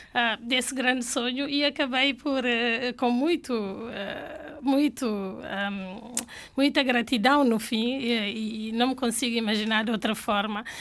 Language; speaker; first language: Portuguese; non-native, fluent; Fula